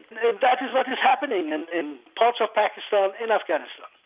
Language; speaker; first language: English; non-native, fluent; Persian